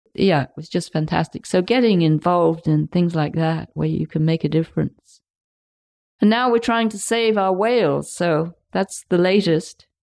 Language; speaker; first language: English; native; English